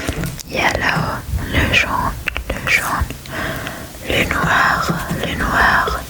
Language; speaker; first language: French; non-native, learner; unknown